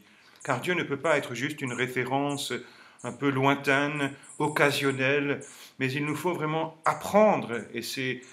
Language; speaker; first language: French; native; French